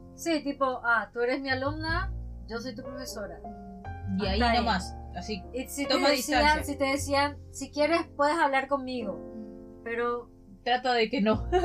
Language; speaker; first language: Spanish; early bilingual, heritage; Japanese